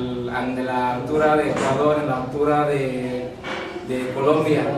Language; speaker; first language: Spanish; non-native, fluent; Javanese